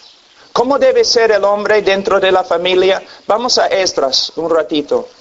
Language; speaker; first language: Spanish; non-native, fluent; English